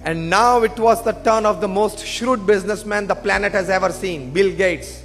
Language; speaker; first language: English; non-native, local second language; Gujarati